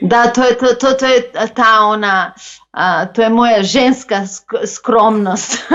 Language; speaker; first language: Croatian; non-native, local second language; Macedonian